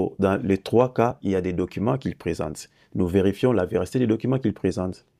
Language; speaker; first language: French; non-native, local second language; Lingala